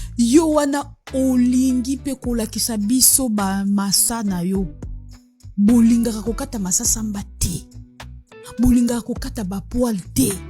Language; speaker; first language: Lingala; native; Lingala